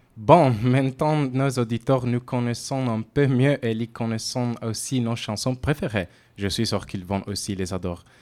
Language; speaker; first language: French; non-native, fluent; Italian